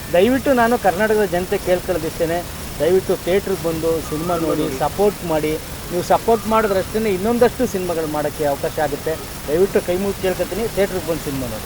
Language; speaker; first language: Kannada; native; Kannada